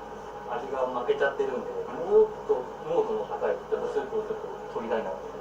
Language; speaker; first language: Japanese; native; Japanese